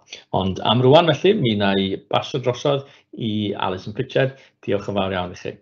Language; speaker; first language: Welsh; native; Welsh